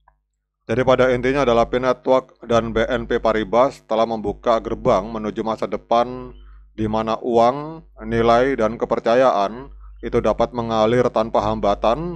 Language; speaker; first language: Indonesian; native; Indonesian